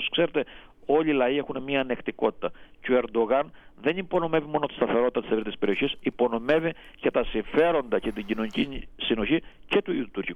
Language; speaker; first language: Greek; native; Greek